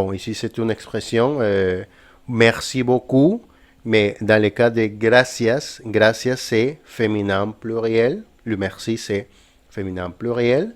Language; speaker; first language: French; non-native, fluent; Spanish